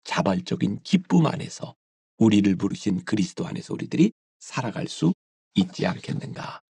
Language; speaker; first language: Korean; native; Korean